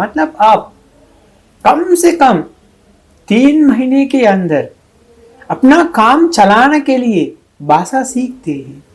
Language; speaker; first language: Hindi; non-native, fluent; Sinhala